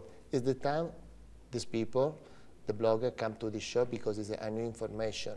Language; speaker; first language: English; non-native, learner; Italian